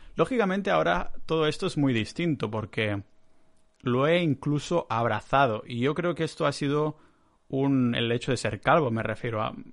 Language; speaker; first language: Spanish; native; Spanish